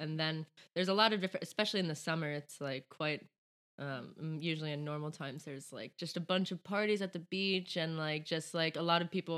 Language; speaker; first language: English; native; English